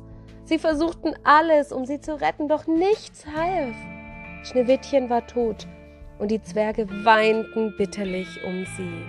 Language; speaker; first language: German; native; German